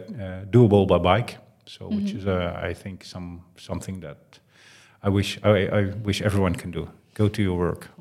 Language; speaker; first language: English; non-native, fluent; Dutch